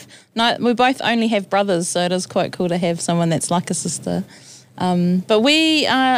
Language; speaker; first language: English; native; English